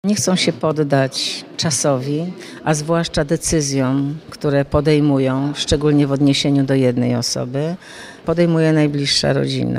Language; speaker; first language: Polish; native; Polish